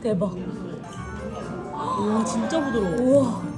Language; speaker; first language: Korean; native; Korean